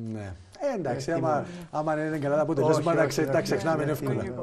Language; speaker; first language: Greek; native; Greek